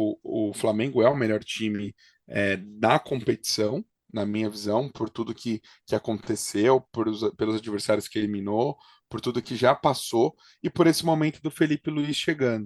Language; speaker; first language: Portuguese; native; Portuguese